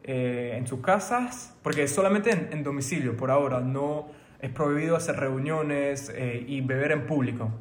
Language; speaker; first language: Spanish; early bilingual, other home language; French